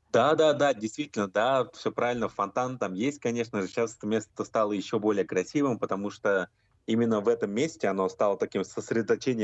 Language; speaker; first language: Russian; native; Russian